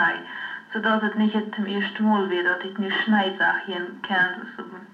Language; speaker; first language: German; non-native, learner; Low German